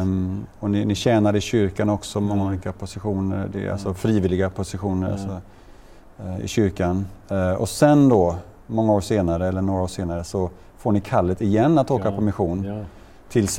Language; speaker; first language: Swedish; native; Swedish